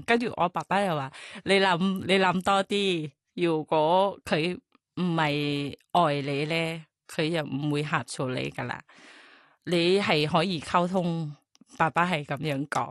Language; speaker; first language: Cantonese; non-native, learner; Thai